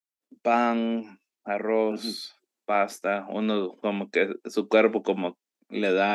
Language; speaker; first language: Spanish; early bilingual, heritage; Spanish